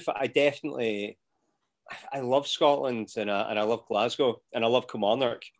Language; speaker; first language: English; native; English